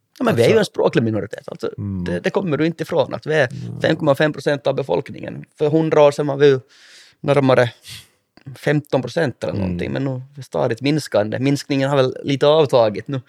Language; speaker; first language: Swedish; native; Swedish